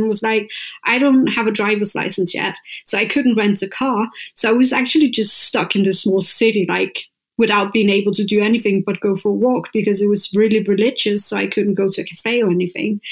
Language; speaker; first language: English; non-native, fluent; Danish